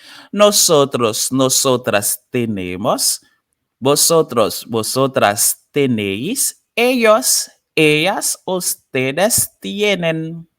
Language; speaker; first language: Spanish; non-native, fluent; Haitian Creole